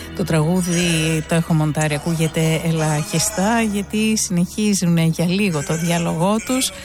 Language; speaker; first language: Greek; native; Greek